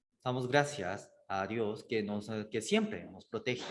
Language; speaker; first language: Spanish; native; Spanish